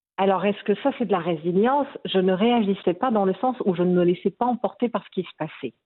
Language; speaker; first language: French; non-native, local second language; Arabic